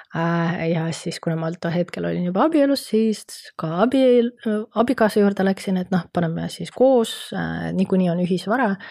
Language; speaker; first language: Estonian; non-native, local second language; Russian